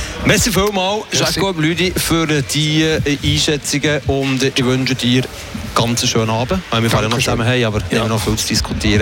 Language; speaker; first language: German; native; German